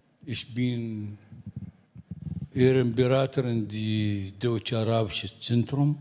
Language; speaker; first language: German; non-native, fluent; Arabic